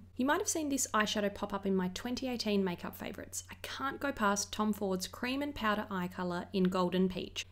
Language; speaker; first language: English; native; English